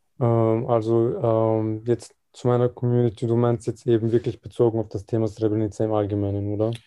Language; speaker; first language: German; early bilingual, other home language; Serbian